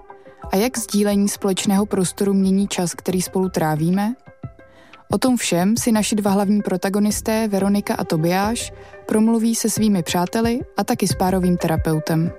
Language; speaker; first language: Czech; native; Czech